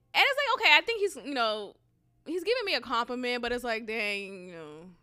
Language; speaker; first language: English; early bilingual, other home language; Haitian Creole